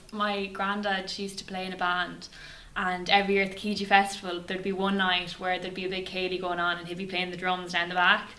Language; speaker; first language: English; native; English